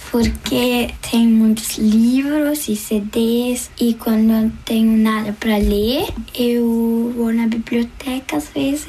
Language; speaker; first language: Portuguese; early bilingual, heritage; Portuguese